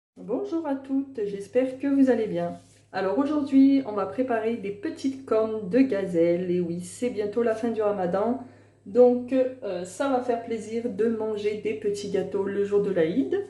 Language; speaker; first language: French; native; French